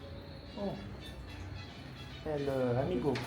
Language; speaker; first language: Spanish; non-native, learner; French